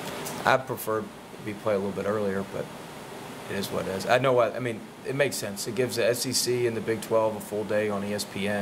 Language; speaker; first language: English; native; English